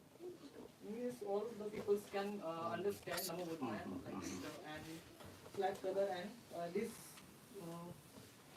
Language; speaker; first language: English; non-native, learner; Marathi